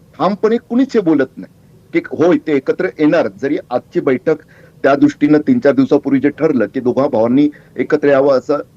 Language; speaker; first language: Marathi; native; Marathi